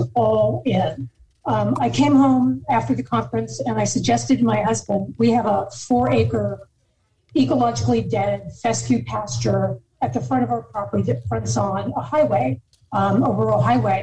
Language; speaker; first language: English; native; English